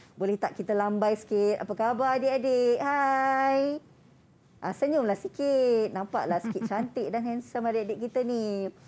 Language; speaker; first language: Malay; native; Malay